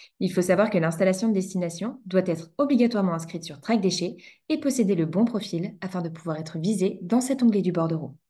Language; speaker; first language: French; native; French